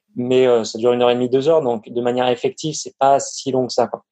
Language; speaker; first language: French; native; French